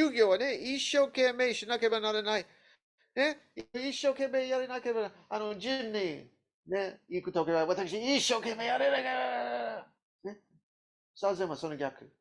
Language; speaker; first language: Japanese; non-native, learner; English